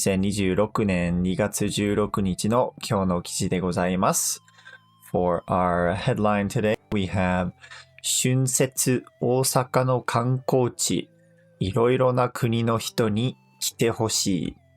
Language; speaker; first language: Japanese; non-native, fluent; English